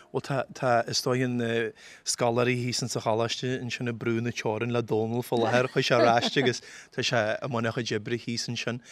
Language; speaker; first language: Irish; native; Irish